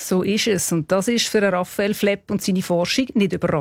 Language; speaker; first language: German; native; German